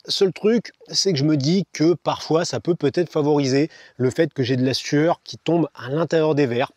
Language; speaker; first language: French; native; French